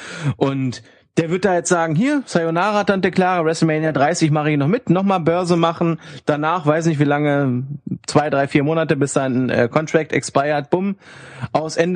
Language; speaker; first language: German; native; German